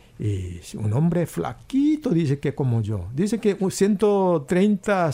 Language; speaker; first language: Spanish; non-native, fluent; Korean